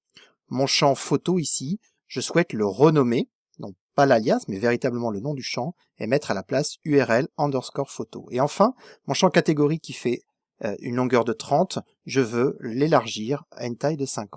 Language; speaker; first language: French; native; French